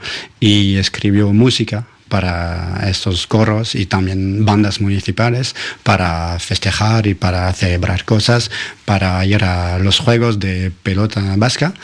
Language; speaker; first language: Spanish; non-native, fluent; French